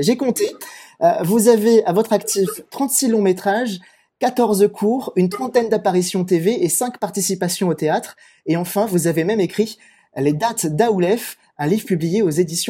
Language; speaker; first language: French; native; French